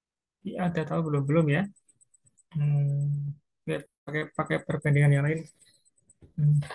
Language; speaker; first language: Indonesian; native; Indonesian